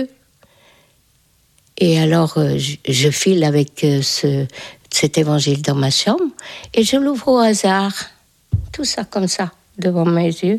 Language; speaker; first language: French; non-native, fluent; Hungarian